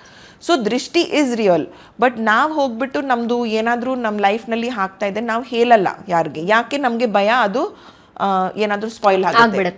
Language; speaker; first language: Kannada; non-native, local second language; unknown